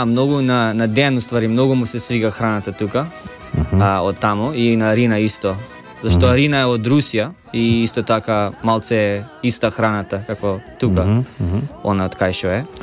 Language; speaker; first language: Macedonian; early bilingual, heritage; Macedonian